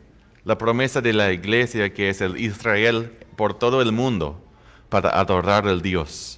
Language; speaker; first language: Spanish; non-native, fluent; English